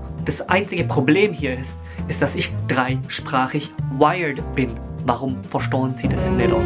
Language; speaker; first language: German; early bilingual, other home language; Filipino